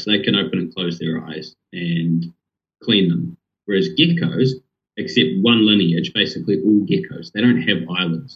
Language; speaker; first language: English; native; English